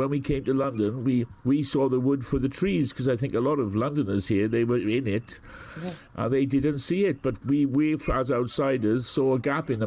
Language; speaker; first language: English; native; English